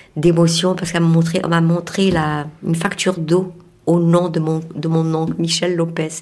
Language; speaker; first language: French; native; French